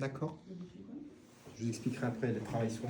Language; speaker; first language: French; native; French